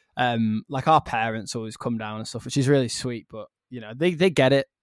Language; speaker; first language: English; native; English